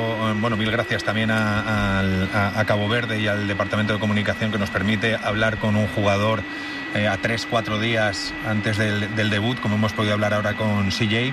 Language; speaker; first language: Spanish; native; Spanish